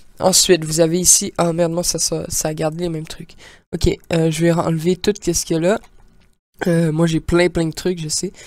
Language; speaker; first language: French; native; French